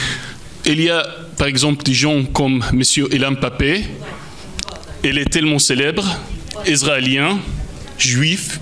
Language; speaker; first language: French; non-native, fluent; Arabic